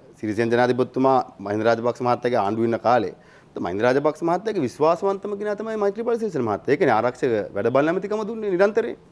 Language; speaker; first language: Sinhala; native; Sinhala